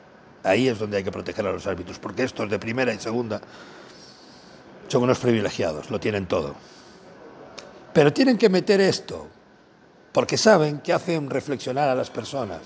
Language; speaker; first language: Spanish; native; Spanish